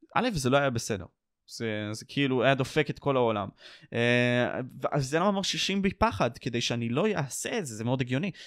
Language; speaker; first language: Hebrew; native; Hebrew